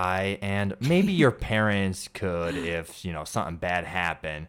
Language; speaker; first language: English; native; English